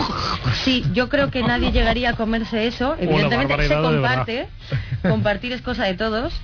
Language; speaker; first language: Spanish; native; Spanish